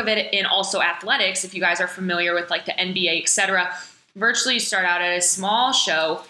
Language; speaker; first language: English; native; English